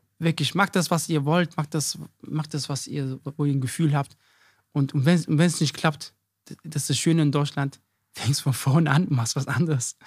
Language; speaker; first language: German; early bilingual, other home language; Akan